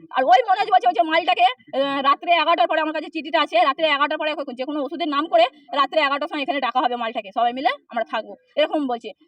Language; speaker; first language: Bangla; non-native, local second language; Hindi